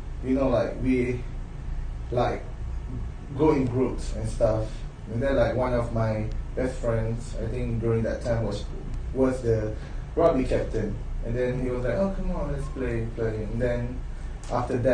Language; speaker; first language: English; non-native, local second language; Malay